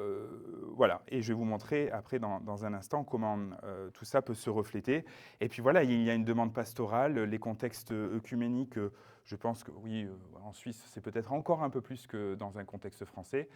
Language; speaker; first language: French; native; French